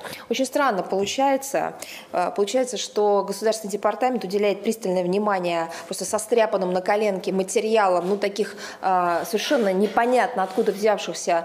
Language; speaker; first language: Russian; native; Russian